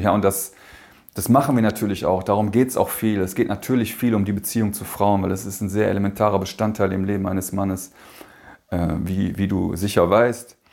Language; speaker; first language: German; native; German